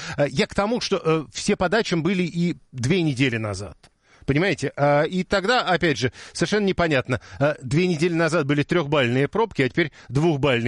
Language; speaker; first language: Russian; native; Russian